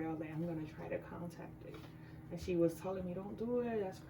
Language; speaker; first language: English; native; English